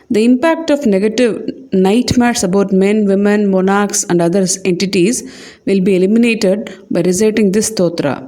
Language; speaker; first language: English; non-native, local second language; Tamil